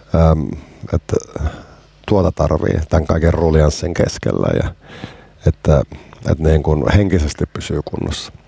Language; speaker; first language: Finnish; native; Finnish